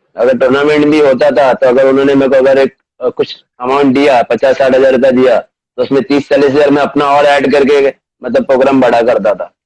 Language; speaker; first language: Hindi; non-native, local second language; Marathi